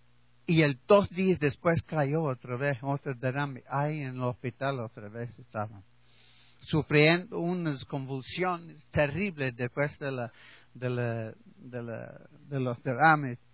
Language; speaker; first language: Spanish; non-native, learner; English